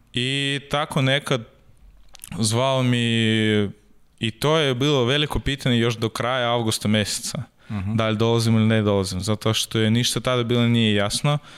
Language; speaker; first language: Serbian; non-native, learner; Russian